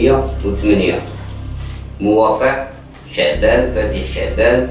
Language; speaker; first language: Arabic; native; Arabic